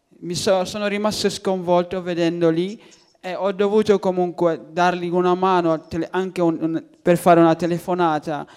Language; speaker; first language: Italian; non-native, learner; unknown